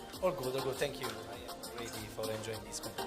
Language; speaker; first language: English; non-native, learner; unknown